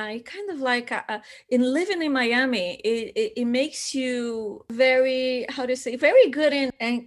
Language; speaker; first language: English; non-native, fluent; Portuguese